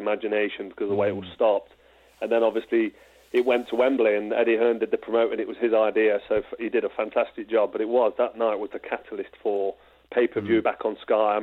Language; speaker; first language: English; native; English